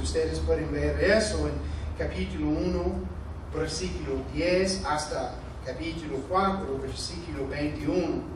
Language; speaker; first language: Spanish; non-native, fluent; English